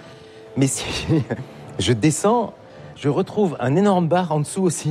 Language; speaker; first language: French; native; French